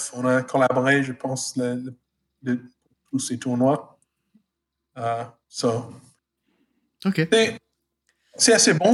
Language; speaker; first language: French; non-native, fluent; English